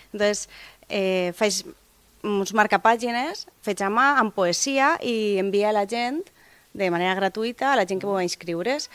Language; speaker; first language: Catalan; native; Catalan